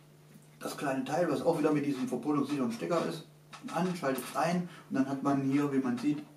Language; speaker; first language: German; native; German